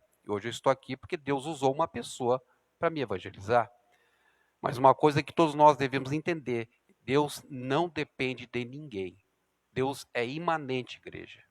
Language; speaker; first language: Portuguese; native; Portuguese